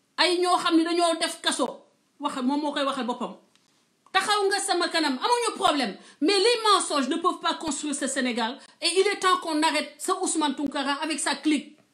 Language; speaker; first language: Wolof; non-native, local second language; Serer